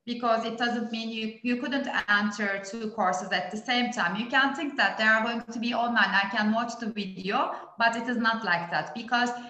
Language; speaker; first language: English; non-native, fluent; Turkish